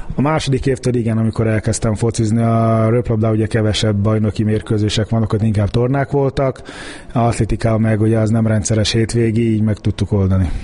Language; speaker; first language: Hungarian; early bilingual, heritage; Hungarian